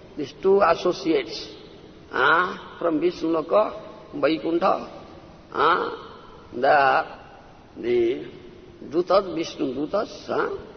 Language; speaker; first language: English; non-native, local second language; Odia